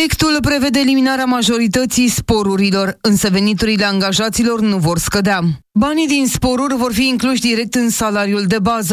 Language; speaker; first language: Romanian; native; Romanian